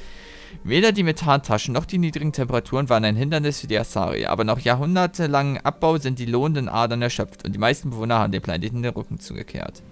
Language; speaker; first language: German; native; German